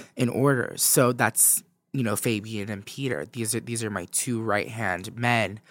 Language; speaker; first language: English; native; English